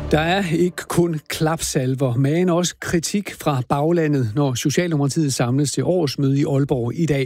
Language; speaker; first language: Danish; native; Danish